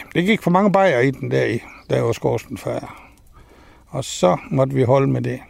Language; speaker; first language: Danish; native; Danish